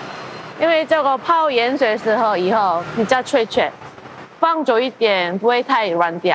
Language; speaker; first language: Chinese; non-native, learner; Korean